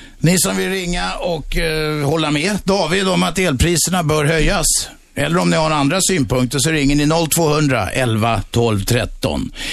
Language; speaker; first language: Swedish; native; Swedish